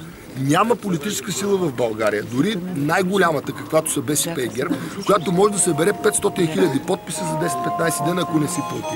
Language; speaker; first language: Bulgarian; native; Bulgarian